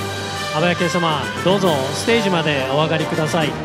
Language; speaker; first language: Japanese; native; Japanese